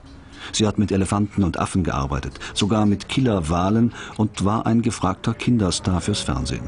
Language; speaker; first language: German; native; German